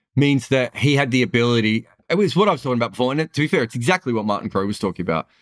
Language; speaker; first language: English; native; English